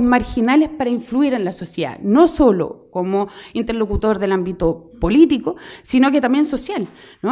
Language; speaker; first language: Spanish; native; Spanish